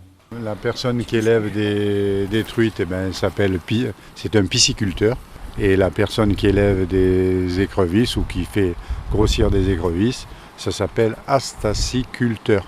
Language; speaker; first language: French; native; French